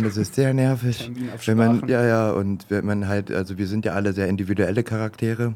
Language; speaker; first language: German; native; German